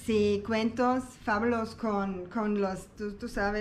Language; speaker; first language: Spanish; non-native, learner; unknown